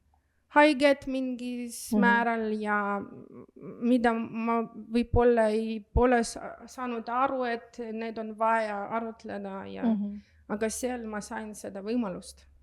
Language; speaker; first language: Estonian; non-native, local second language; Russian